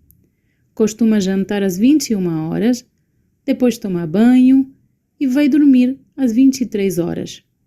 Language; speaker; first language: Portuguese; non-native, learner; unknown